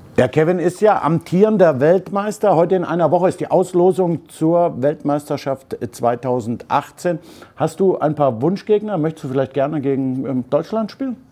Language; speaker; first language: German; native; German